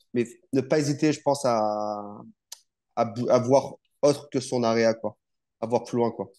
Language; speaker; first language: French; native; French